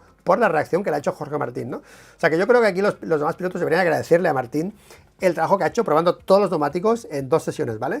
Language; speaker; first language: Spanish; native; Spanish